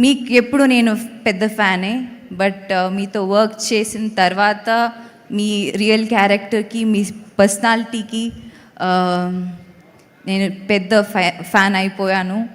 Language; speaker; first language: Telugu; non-native, local second language; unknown